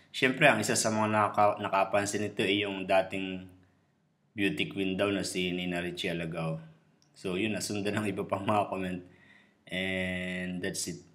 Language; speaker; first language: Filipino; native; Filipino